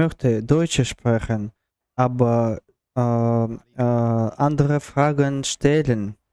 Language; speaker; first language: German; non-native, learner; Russian